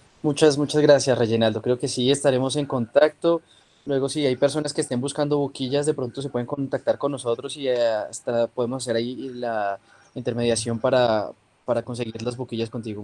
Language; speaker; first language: Spanish; native; Spanish